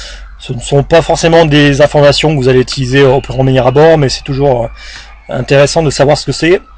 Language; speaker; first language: French; native; French